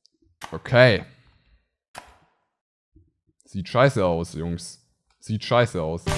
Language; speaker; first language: German; native; German